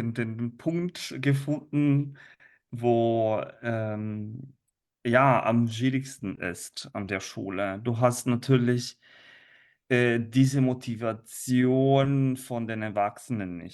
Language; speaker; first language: German; non-native, fluent; Italian